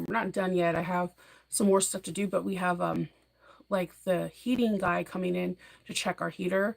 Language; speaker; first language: English; native; English